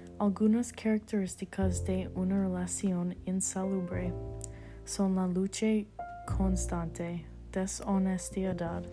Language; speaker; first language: Spanish; non-native, learner; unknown